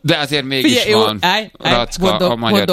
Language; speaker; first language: Hungarian; native; Hungarian